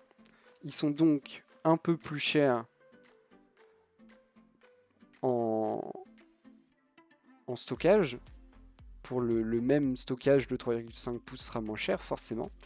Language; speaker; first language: French; native; French